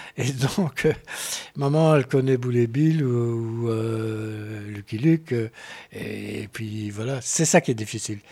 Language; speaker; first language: French; native; French